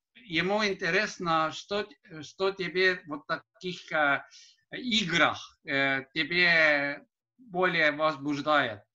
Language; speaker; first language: Russian; non-native, learner; Estonian